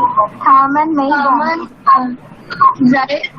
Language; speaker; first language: Chinese; non-native, learner; Urdu